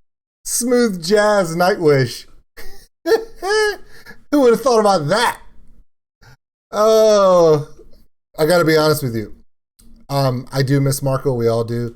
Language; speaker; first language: English; native; English